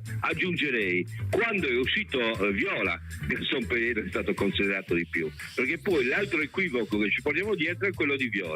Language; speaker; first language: Italian; native; Italian